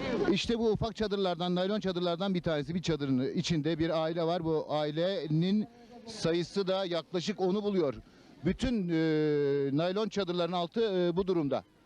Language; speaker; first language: Turkish; native; Turkish